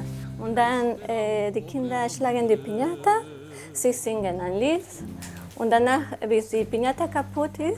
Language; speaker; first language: German; non-native, learner; Spanish